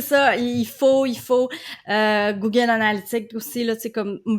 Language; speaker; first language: French; native; French